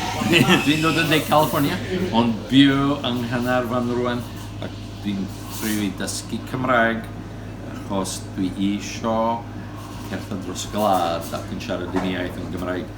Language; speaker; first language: Welsh; non-native, learner; English